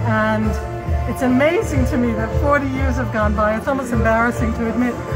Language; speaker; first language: English; native; English